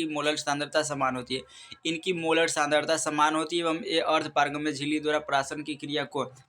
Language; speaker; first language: Hindi; native; Hindi